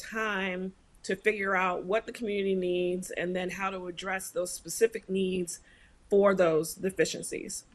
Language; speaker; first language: English; native; English